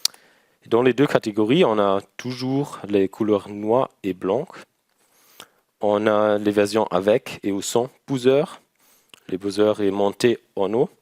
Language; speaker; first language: French; non-native, learner; German